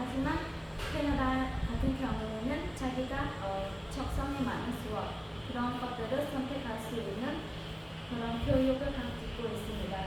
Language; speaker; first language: Korean; non-native, fluent; Khmer